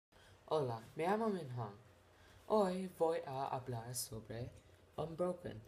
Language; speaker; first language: Spanish; non-native, learner; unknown